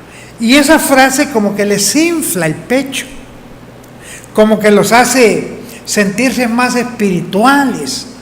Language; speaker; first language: Spanish; native; Spanish